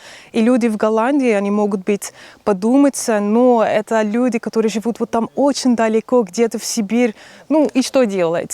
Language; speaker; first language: Russian; non-native, learner; Dutch